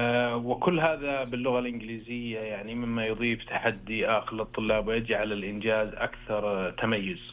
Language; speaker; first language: Arabic; native; Arabic